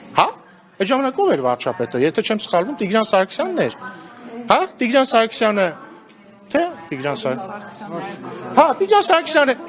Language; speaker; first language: Armenian; native; Armenian